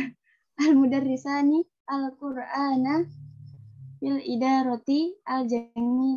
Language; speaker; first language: Arabic; non-native, learner; Indonesian